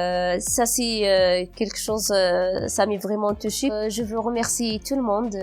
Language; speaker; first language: French; non-native, local second language; Berber languages